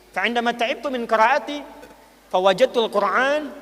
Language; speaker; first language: Arabic; non-native, fluent; Indonesian